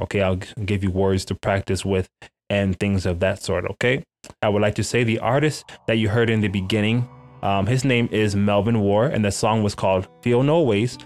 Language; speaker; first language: English; native; English